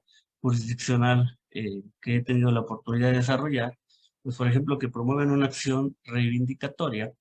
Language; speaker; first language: Spanish; native; Spanish